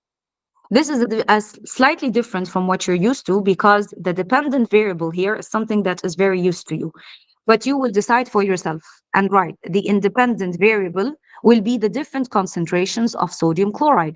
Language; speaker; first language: English; non-native, fluent; Arabic